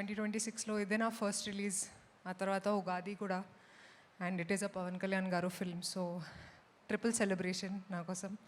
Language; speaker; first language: Telugu; non-native, fluent; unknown